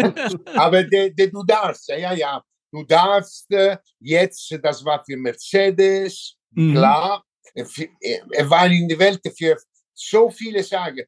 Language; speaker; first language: German; non-native, learner; Italian